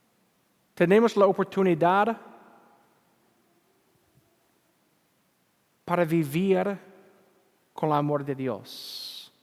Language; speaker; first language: Spanish; non-native, learner; English